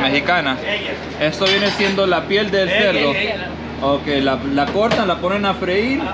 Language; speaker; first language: Spanish; non-native, learner; English